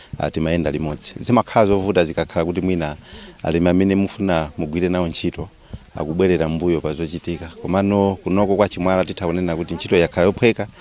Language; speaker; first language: Nyanja; native; Nyanja